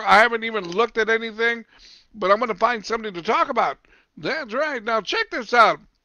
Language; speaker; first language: English; native; English